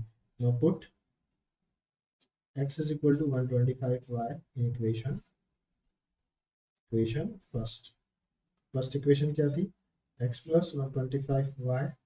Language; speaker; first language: Hindi; native; Hindi